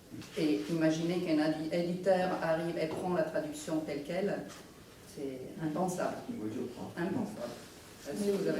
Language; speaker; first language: French; non-native, fluent; Croatian